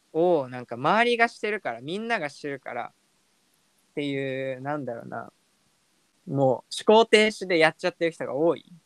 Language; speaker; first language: Japanese; native; Japanese